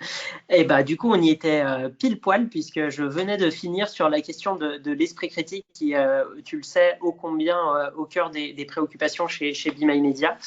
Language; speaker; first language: French; native; French